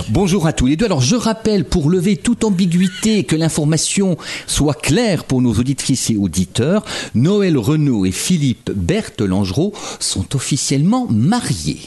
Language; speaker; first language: French; native; French